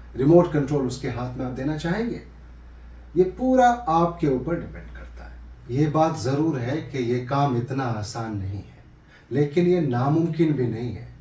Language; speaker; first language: Hindi; native; Hindi